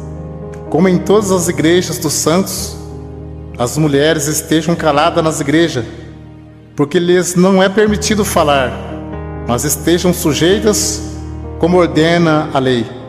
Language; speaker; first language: Portuguese; native; Portuguese